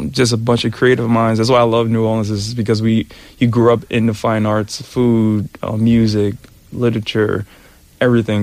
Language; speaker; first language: English; native; English